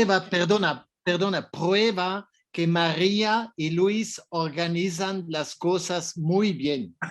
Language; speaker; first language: Spanish; non-native, fluent; French